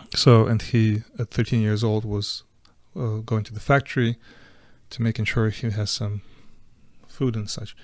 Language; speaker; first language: English; non-native, fluent; Ukrainian